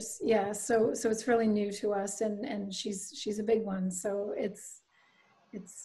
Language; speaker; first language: English; native; English